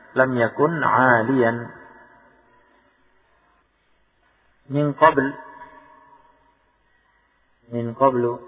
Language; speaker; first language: Arabic; non-native, fluent; Indonesian